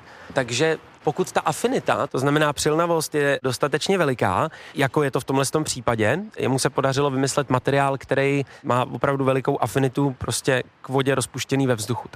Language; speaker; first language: Czech; native; Czech